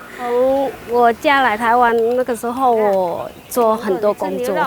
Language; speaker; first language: Chinese; non-native, fluent; Vietnamese